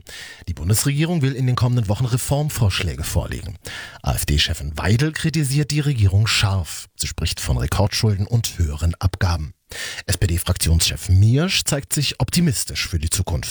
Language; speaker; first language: German; native; German